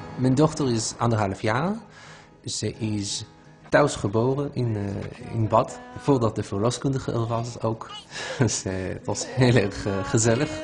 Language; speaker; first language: Dutch; non-native, fluent; Hebrew